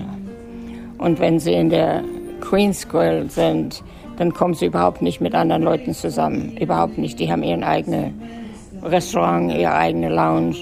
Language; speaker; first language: German; native; German